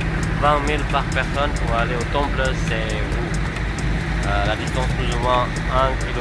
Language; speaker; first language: French; non-native, fluent; Indonesian